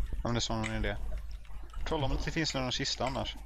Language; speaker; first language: Swedish; native; Swedish